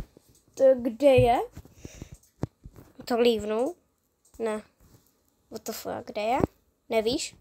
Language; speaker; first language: Czech; early bilingual, other home language; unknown